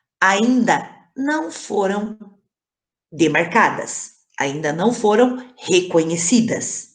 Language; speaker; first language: Portuguese; native; Portuguese